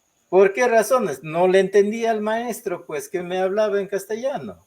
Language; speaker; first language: Spanish; non-native, local second language; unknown